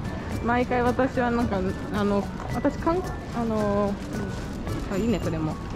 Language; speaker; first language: Japanese; non-native, fluent; Portuguese